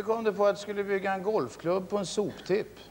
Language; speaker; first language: Swedish; native; Swedish